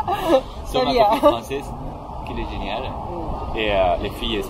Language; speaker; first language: French; non-native, fluent; Spanish